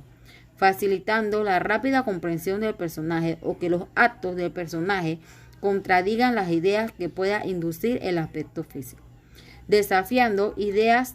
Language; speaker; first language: Spanish; native; Spanish